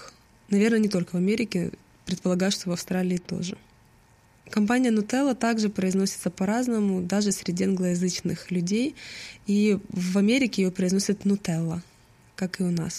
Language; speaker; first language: Russian; native; Russian